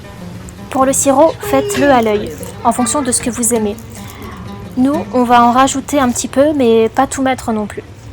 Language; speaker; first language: French; native; French